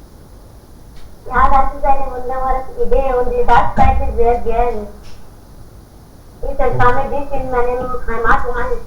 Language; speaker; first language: German; non-native, learner; Hindi